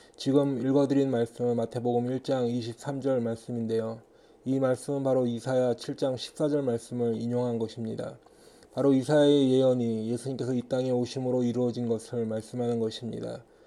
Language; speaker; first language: Korean; native; Korean